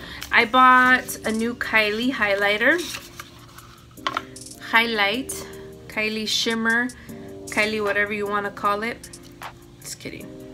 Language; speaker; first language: English; early bilingual, other home language; Spanish